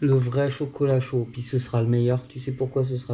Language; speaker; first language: French; native; French